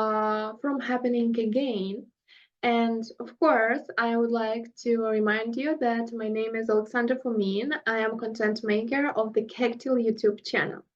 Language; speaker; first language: English; non-native, fluent; Russian